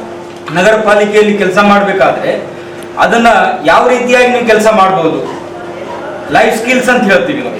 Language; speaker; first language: Kannada; native; Kannada